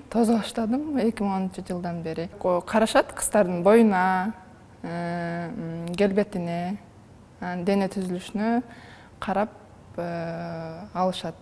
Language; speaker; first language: Kyrgyz; native; Kyrgyz